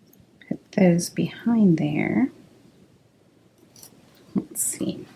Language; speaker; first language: English; native; English